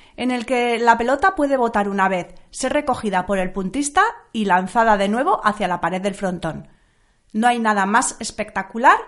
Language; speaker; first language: Spanish; non-native, local second language; Basque